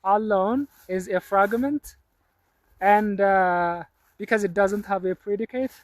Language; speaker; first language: English; non-native, local second language; Amharic